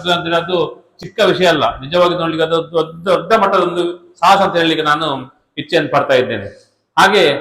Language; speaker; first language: Kannada; native; Kannada